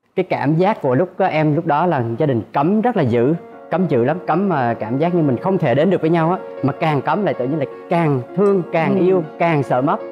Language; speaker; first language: Vietnamese; native; Vietnamese